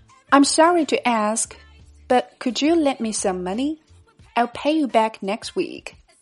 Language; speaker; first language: English; non-native, fluent; Chinese